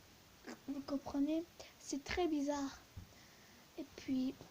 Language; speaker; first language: French; early bilingual, other home language; Turkish